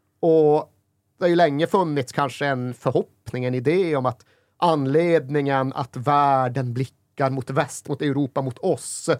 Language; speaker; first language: Swedish; native; Swedish